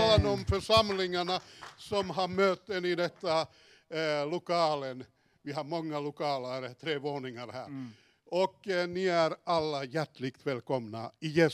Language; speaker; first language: Swedish; non-native, fluent; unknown